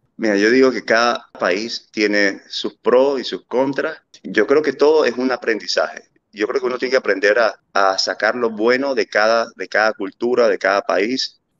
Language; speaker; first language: Spanish; early bilingual, other home language; German